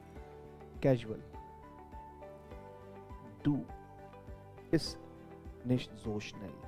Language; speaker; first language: German; non-native, fluent; Hindi